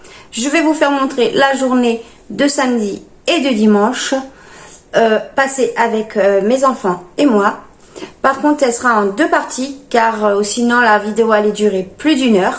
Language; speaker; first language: French; native; French